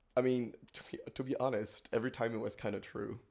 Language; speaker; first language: English; non-native, fluent; French